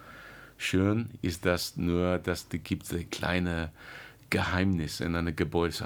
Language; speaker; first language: German; non-native, learner; English